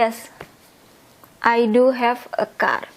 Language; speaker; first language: English; non-native, fluent; Indonesian